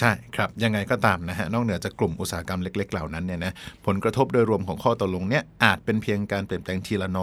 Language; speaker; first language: Thai; native; Thai